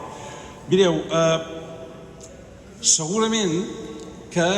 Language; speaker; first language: Catalan; native; Catalan